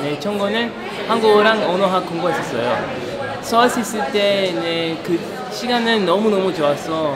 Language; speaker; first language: Korean; non-native, fluent; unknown